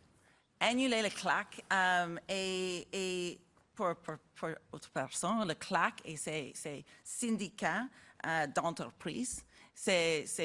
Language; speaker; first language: French; non-native, learner; English